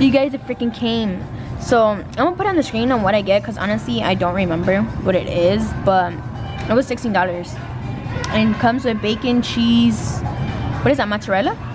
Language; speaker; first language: English; early bilingual, other home language; Spanish